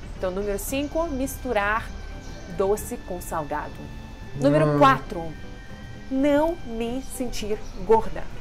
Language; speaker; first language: Portuguese; non-native, fluent; Russian